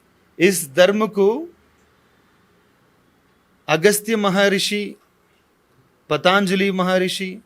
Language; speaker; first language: Hindi; non-native, local second language; Tamil